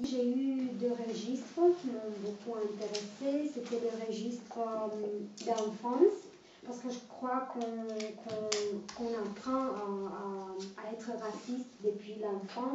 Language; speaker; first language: French; non-native, fluent; Romanian